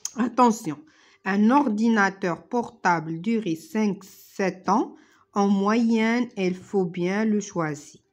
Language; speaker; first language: French; non-native, local second language; Arabic